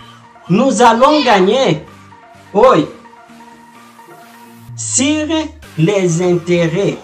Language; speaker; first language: French; non-native, fluent; Portuguese